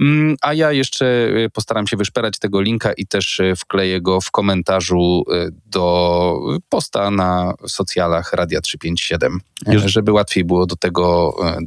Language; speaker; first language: Polish; native; Polish